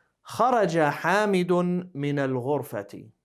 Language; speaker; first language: Arabic; non-native, fluent; English